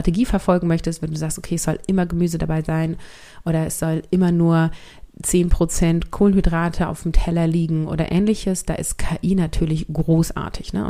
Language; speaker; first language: German; native; German